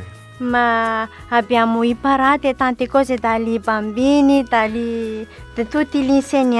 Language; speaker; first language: Italian; non-native, learner; Malagasy